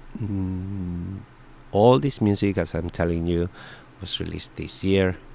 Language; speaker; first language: English; non-native, fluent; Spanish